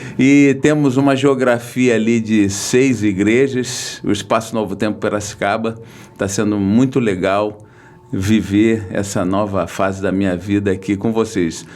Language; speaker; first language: Portuguese; native; Portuguese